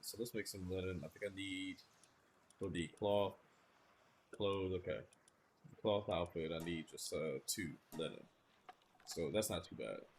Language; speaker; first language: English; native; English